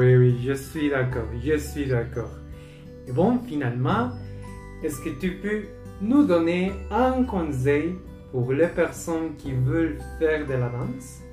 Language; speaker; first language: French; non-native, learner; Spanish